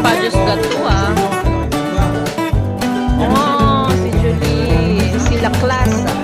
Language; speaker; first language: French; non-native, learner; Filipino